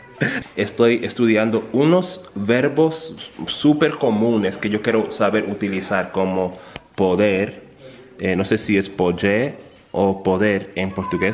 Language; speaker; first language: Spanish; early bilingual, heritage; Spanish